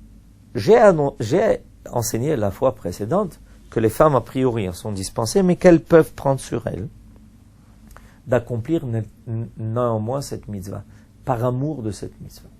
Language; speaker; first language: French; native; French